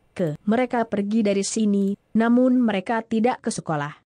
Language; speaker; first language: Indonesian; non-native, learner; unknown